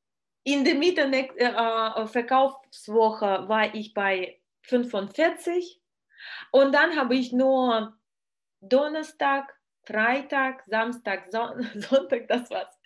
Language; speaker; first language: German; non-native, learner; Russian